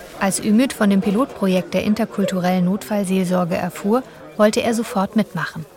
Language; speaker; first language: German; native; German